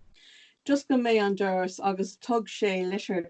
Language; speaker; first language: Irish; non-native, local second language; English